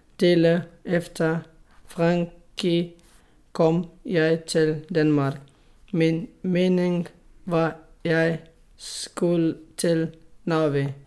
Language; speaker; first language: Danish; non-native, learner; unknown